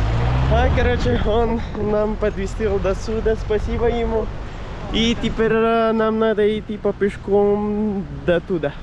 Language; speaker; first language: Russian; non-native, learner; Urdu